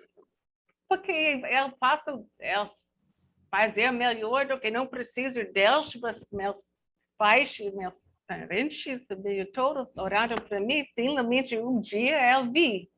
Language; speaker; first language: Portuguese; non-native, learner; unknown